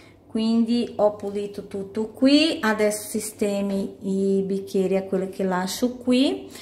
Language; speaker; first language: Italian; non-native, fluent; Portuguese